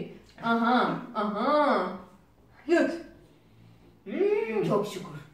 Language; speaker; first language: Turkish; non-native, learner; Azerbaijani